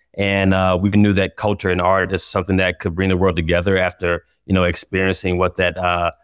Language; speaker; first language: English; native; English